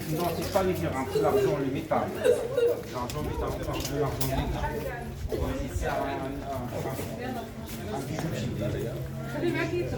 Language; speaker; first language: French; non-native, local second language; Arabic